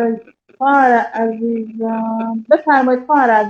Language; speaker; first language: Persian; native; Persian